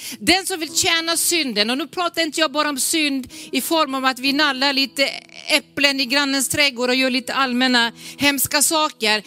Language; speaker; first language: Swedish; native; Swedish